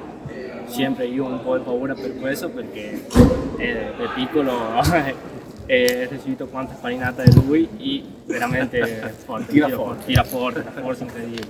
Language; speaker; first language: Italian; non-native, learner; Spanish